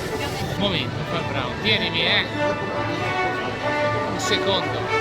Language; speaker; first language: Italian; native; Italian